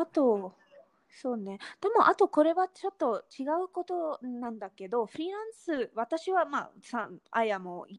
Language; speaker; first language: Japanese; non-native, fluent; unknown